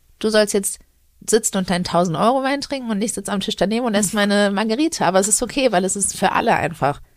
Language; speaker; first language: German; native; German